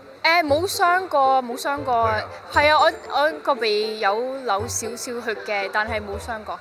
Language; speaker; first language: Cantonese; early bilingual, heritage; Cantonese